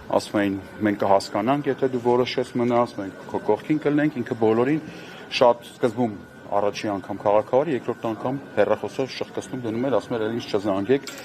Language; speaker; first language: Armenian; native; Armenian